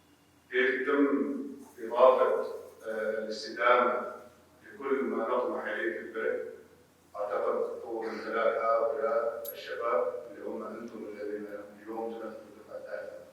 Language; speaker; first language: Arabic; native; Arabic